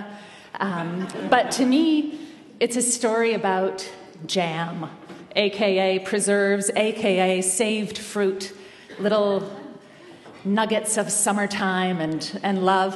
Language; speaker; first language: English; native; English